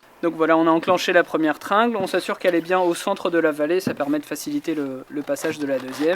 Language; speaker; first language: French; native; French